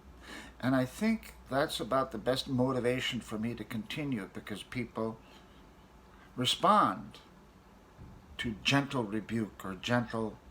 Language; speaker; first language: English; native; English